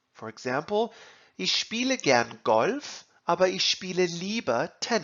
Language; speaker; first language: German; non-native, fluent; English